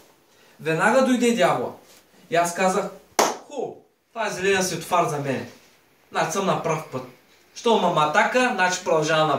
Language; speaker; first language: Bulgarian; native; Bulgarian